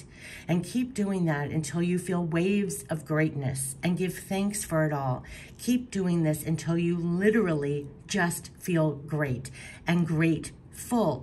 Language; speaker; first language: English; native; English